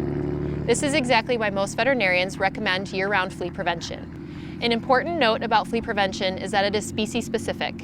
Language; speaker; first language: English; native; English